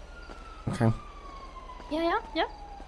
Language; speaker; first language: English; non-native, learner; Spanish